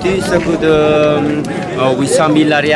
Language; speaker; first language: French; non-native, learner; Malagasy